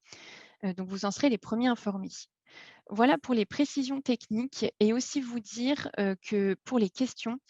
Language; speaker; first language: French; native; French